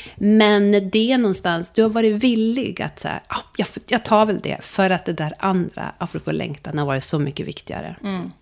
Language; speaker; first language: Swedish; native; Swedish